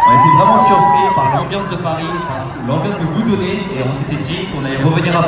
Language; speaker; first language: French; native; French